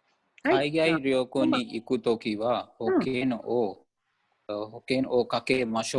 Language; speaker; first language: Japanese; non-native, learner; Hindi